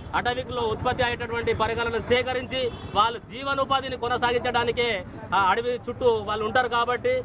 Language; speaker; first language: Telugu; non-native, local second language; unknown